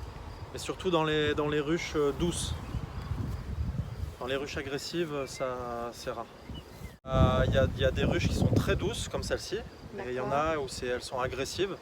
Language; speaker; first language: French; native; French